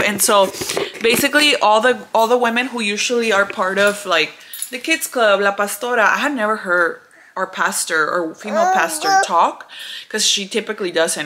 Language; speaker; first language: English; early bilingual, other home language; Spanish